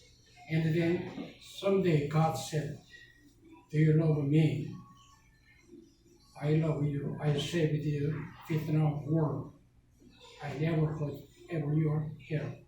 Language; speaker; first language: English; non-native, learner; Korean